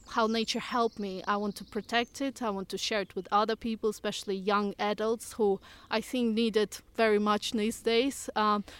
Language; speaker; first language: English; non-native, fluent; Russian